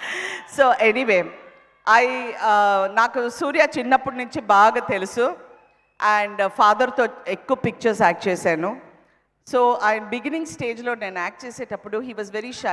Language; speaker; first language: Telugu; non-native, fluent; Tamil